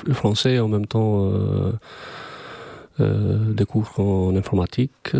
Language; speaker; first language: French; non-native, fluent; Albanian